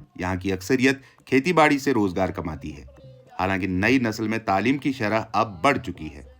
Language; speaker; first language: Urdu; non-native, local second language; Kashmiri